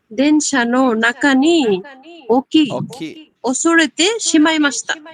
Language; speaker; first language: Japanese; non-native, learner; Bangla